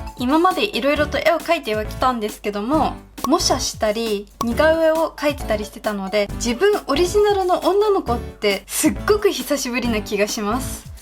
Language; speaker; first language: Japanese; early bilingual, heritage; Japanese